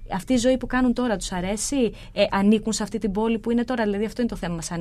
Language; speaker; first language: Greek; early bilingual, other home language; Albanian